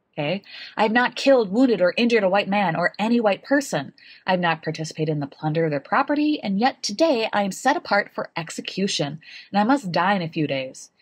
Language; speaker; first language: English; native; English